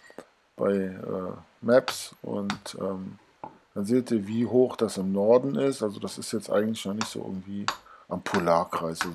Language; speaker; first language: German; native; German